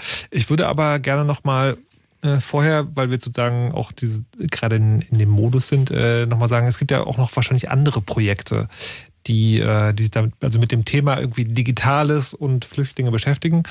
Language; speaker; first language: German; native; German